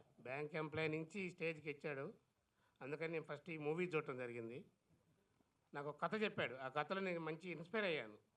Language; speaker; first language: Telugu; native; Telugu